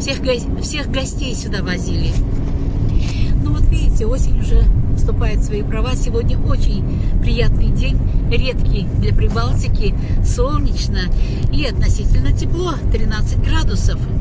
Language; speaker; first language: Russian; native; Russian